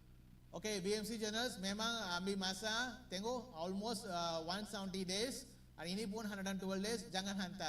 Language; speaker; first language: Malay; non-native, learner; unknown